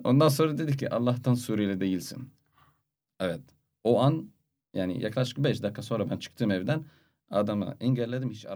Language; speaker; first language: Turkish; non-native, learner; Arabic